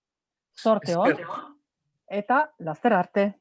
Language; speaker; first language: Basque; non-native, fluent; Slovenian